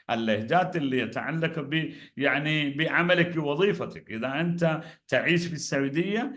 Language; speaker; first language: Arabic; non-native, fluent; Malayalam